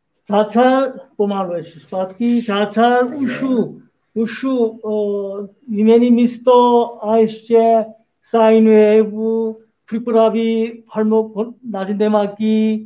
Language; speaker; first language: Czech; non-native, learner; Korean